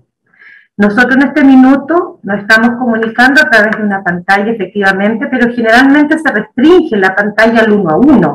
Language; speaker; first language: Spanish; native; Spanish